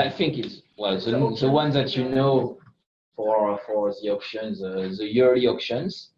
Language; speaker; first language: English; non-native, fluent; French